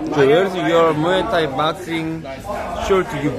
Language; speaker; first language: English; non-native, learner; Korean